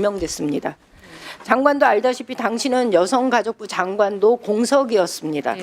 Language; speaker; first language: Korean; native; Korean